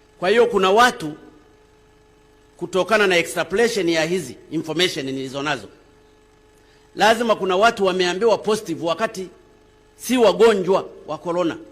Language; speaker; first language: Swahili; non-native, local second language; Sukuma